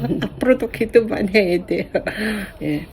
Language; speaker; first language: Korean; non-native, learner; Mongolian